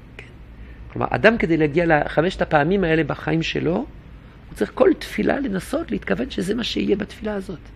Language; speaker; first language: Hebrew; non-native, fluent; French